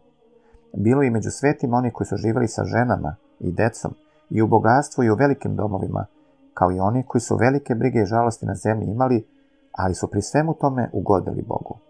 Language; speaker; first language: Serbian; native; Serbian